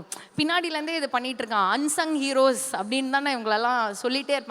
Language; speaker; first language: Tamil; native; Tamil